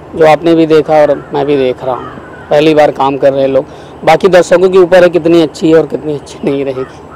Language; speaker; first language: Hindi; native; Hindi